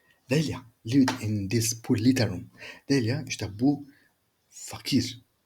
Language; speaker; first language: English; non-native, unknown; Turkish